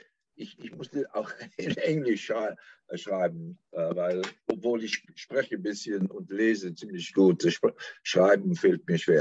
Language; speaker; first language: German; non-native, learner; English